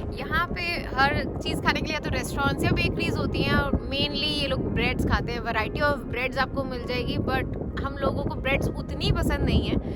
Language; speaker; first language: Hindi; native; Hindi